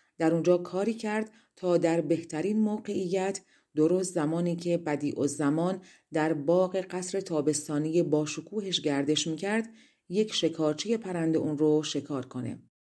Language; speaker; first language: Persian; native; Persian